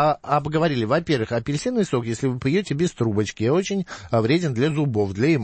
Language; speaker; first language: Russian; native; Russian